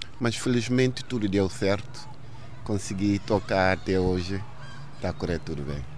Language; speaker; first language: Portuguese; non-native, local second language; Upper Guinea Crioulo